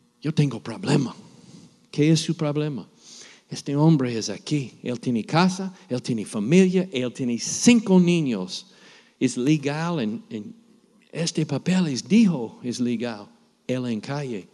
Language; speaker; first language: Spanish; non-native, learner; English